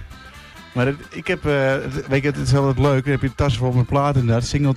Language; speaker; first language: Dutch; native; Dutch